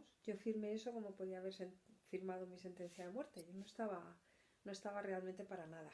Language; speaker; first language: Spanish; native; Spanish